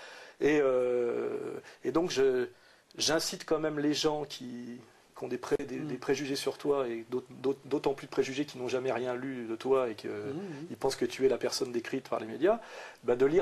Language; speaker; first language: French; native; French